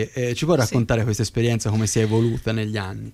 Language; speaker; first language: Italian; native; Italian